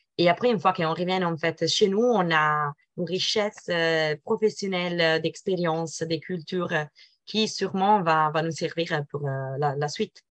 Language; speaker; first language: French; non-native, fluent; Italian